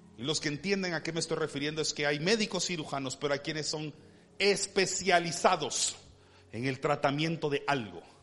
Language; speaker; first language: Spanish; early bilingual, heritage; Spanish